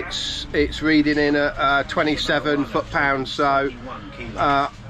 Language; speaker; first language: English; native; English